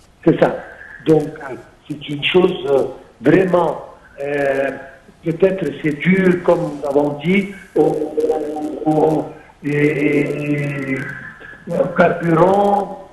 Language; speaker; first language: French; non-native, fluent; Arabic